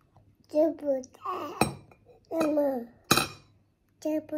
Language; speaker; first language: Japanese; native; Japanese